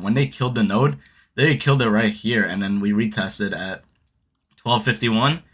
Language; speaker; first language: English; native; English